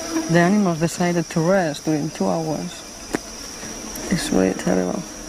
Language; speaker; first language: English; non-native, fluent; Spanish